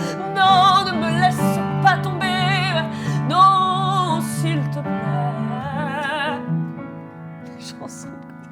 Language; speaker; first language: French; native; French